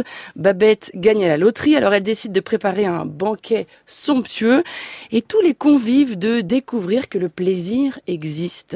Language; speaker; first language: French; native; French